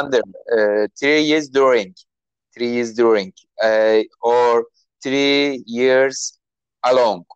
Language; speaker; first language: English; non-native, learner; Turkish